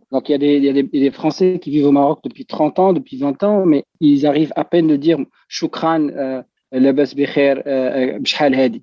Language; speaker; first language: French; non-native, local second language; Arabic